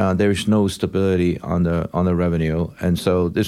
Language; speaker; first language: English; non-native, local second language; Cantonese